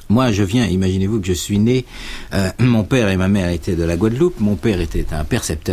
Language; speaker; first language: French; native; French